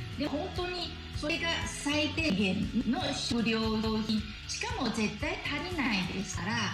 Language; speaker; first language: Japanese; non-native, fluent; Chinese